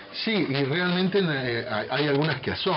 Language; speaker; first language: Spanish; native; Spanish